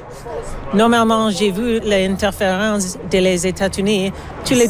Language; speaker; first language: French; non-native, learner; English